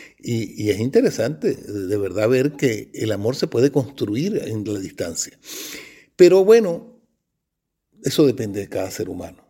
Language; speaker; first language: Spanish; native; Spanish